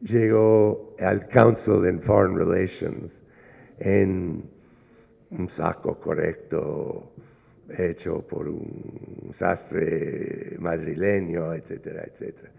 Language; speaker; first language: Spanish; non-native, fluent; English